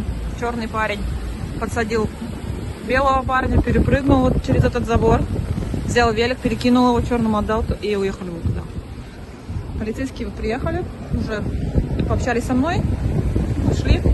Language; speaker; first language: Russian; native; Russian